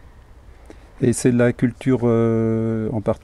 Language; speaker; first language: French; native; French